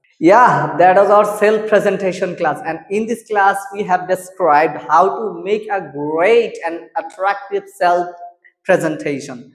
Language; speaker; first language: English; non-native, local second language; Bangla